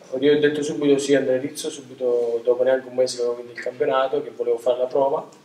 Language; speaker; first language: Italian; native; Italian